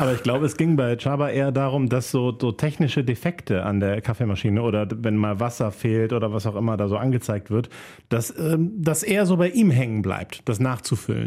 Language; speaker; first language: German; native; German